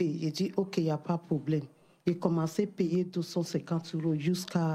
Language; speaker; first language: French; non-native, learner; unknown